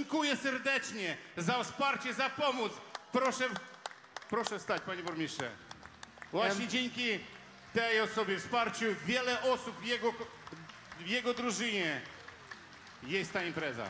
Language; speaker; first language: Polish; native; Polish